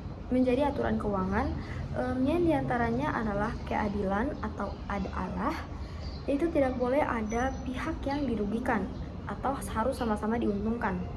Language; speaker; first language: Indonesian; native; Indonesian